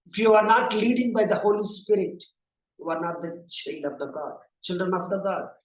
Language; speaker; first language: English; non-native, local second language; Telugu